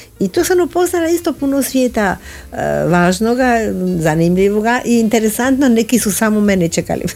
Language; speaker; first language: Croatian; early bilingual, heritage; Croatian